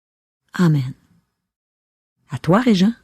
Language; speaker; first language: French; native; French